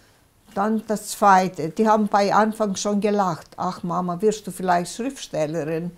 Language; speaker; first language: German; non-native, local second language; Greek